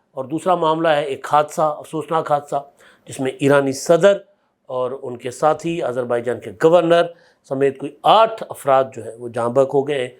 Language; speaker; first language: Urdu; non-native, local second language; Sindhi